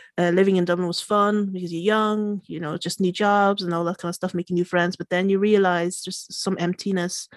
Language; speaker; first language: English; native; English